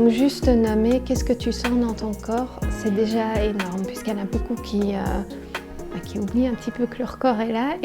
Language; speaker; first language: French; native; French